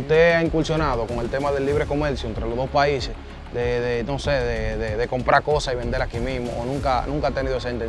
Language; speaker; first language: Spanish; native; Spanish